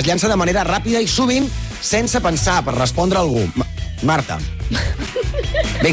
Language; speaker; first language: Catalan; native; Catalan